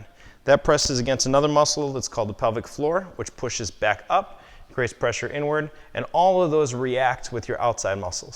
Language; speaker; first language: English; native; English